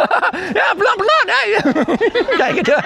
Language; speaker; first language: Indonesian; non-native, fluent; English